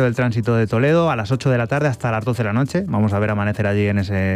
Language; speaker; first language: Spanish; native; Spanish